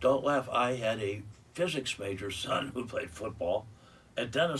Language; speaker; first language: English; native; English